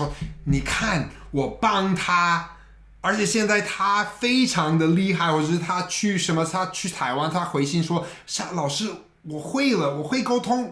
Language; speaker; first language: Chinese; non-native, fluent; English